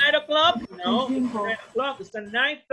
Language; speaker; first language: English; non-native, learner; Spanish